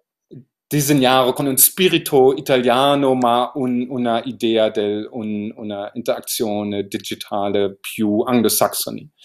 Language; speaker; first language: Italian; non-native, learner; German